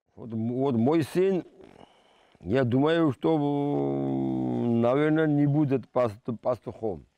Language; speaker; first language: Russian; non-native, local second language; Georgian